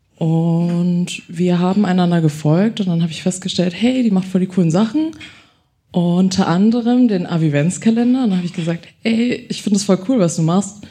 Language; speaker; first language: German; early bilingual, other home language; Chinese